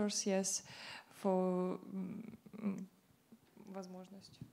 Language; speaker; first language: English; non-native, learner; Ukrainian